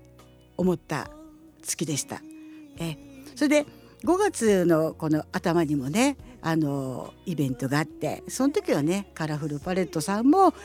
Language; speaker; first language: Japanese; native; Japanese